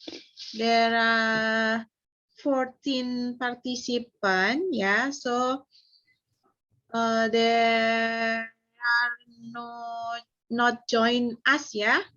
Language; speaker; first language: English; non-native, fluent; Indonesian